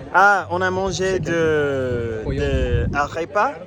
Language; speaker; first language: French; non-native, learner; English